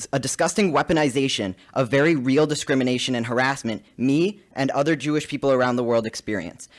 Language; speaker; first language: English; native; English